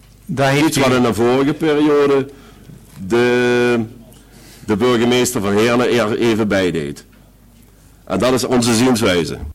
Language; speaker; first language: Dutch; native; Dutch